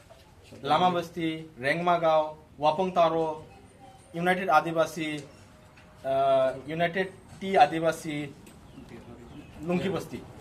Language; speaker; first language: Hindi; non-native, local second language; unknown